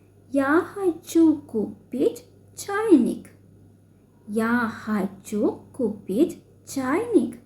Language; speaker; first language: Russian; non-native, fluent; Sinhala